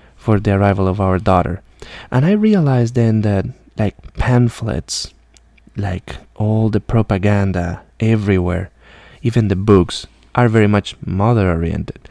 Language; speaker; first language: English; non-native, fluent; Spanish